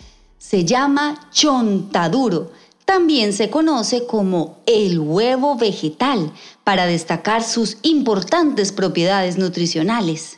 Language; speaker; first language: Spanish; native; Spanish